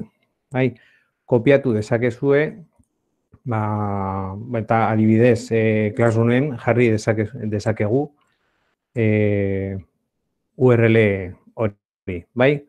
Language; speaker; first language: Basque; non-native, local second language; Spanish